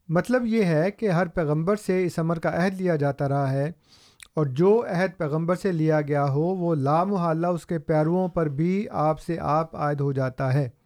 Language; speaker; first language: Urdu; non-native, local second language; Punjabi